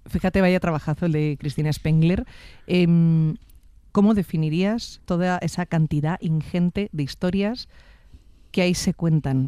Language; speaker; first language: Spanish; native; Spanish